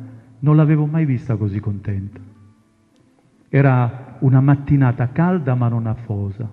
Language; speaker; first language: Italian; non-native, local second language; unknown